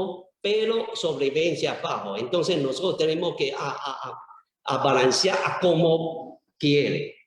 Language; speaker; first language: Spanish; non-native, learner; Chinese